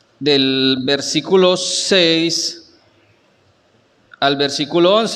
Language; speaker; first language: Spanish; native; Spanish